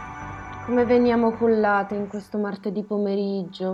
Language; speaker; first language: Italian; native; Italian